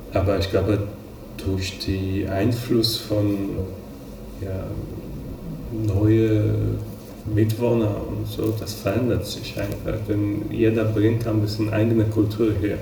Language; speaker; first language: German; non-native, fluent; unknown